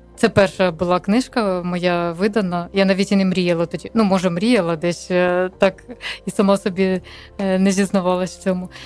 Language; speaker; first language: Ukrainian; non-native, local second language; Russian